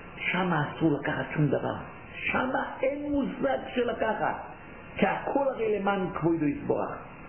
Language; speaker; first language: Hebrew; native; Hebrew